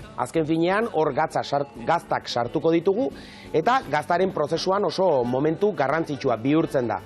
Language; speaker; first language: Basque; native; Basque